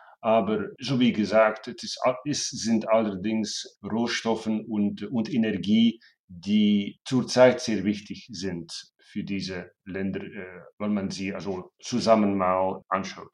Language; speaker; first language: German; non-native, fluent; Dutch